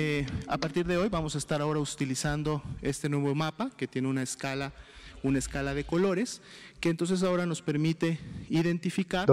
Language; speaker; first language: Spanish; native; Spanish